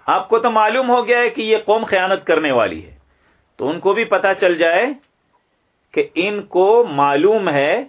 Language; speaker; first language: Urdu; non-native, local second language; Pashto